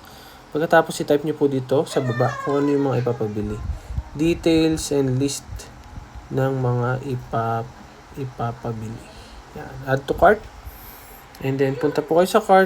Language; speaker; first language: Filipino; native; Filipino